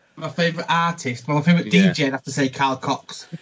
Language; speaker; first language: English; native; English